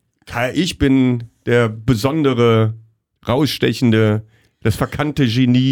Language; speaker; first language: German; native; German